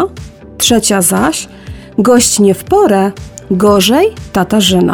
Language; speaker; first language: Polish; native; Polish